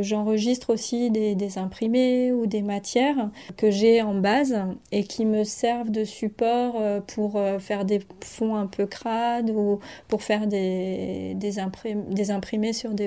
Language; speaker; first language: French; native; French